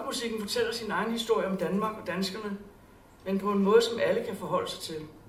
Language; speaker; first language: Danish; native; Danish